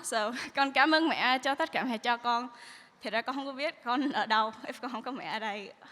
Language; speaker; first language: Vietnamese; early bilingual, other home language; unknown